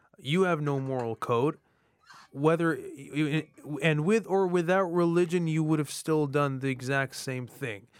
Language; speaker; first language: English; early bilingual, other home language; Arabic